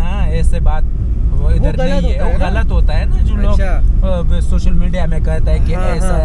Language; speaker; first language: Hindi; non-native, learner; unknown